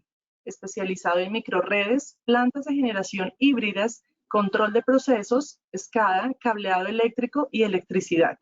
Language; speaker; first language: Spanish; native; Spanish